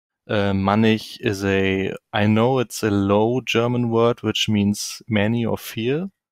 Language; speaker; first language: English; non-native, fluent; German